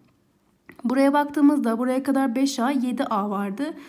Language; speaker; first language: Turkish; native; Turkish